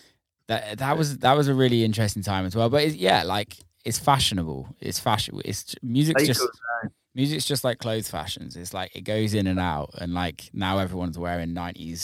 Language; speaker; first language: English; native; English